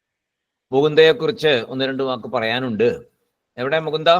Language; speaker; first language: Malayalam; native; Malayalam